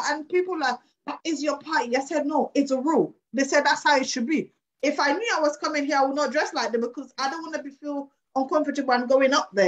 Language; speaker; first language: English; non-native, local second language; Krio